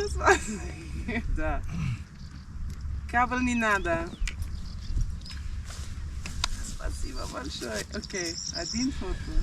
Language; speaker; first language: Russian; non-native, learner; German